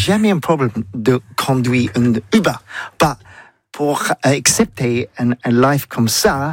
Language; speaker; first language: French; non-native, learner; English